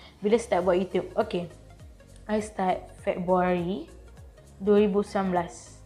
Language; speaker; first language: English; non-native, local second language; Malay